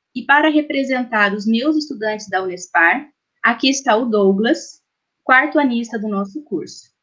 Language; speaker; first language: Portuguese; native; Portuguese